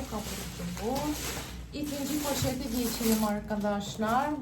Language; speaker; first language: Turkish; non-native, fluent; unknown